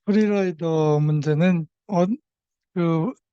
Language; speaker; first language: Korean; native; Korean